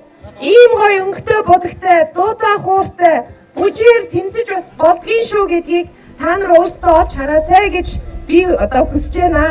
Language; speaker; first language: Mongolian; native; Mongolian